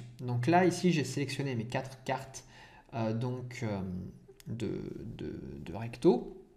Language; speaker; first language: French; native; French